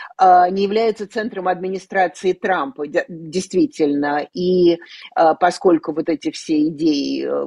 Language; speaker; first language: Russian; native; Russian